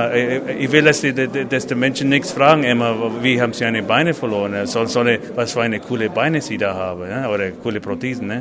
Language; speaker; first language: German; non-native, fluent; English